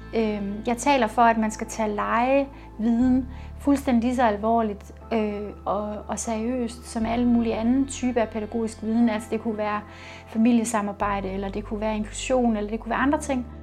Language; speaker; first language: Danish; native; Danish